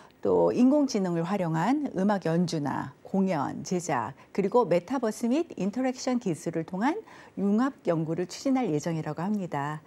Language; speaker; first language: Korean; native; Korean